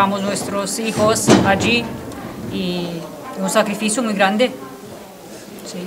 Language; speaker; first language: Spanish; non-native, learner; Romanian